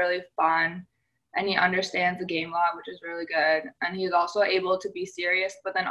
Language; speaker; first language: English; native; English